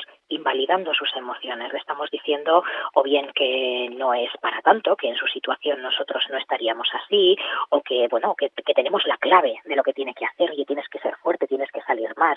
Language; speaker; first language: Spanish; native; Spanish